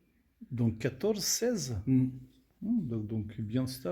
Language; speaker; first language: French; non-native, learner; Russian